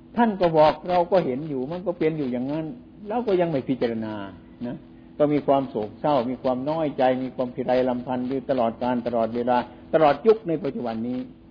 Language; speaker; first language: Thai; non-native, local second language; Northeastern Thai